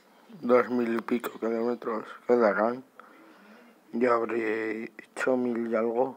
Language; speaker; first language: Spanish; native; Spanish